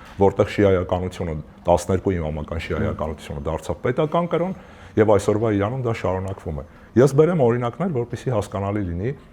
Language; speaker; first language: Armenian; native; Armenian